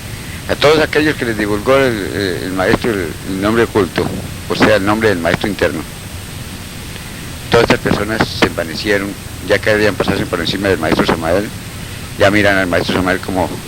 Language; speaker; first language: Spanish; native; Spanish